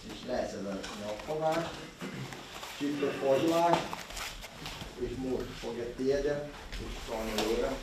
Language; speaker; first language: Hungarian; non-native, learner; Portuguese